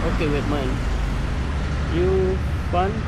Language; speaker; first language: English; non-native, learner; Indonesian